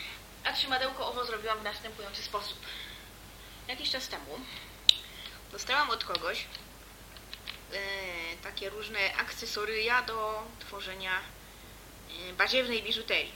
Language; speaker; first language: Polish; native; Polish